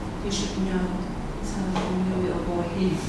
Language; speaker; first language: English; non-native, learner; Vietnamese